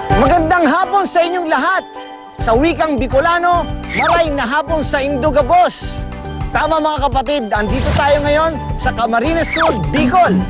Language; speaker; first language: Filipino; native; Filipino